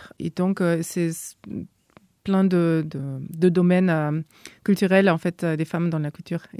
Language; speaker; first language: French; non-native, fluent; German